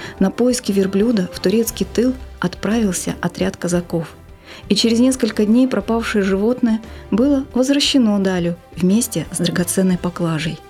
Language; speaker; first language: Russian; native; Russian